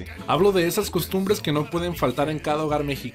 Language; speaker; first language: Spanish; native; Spanish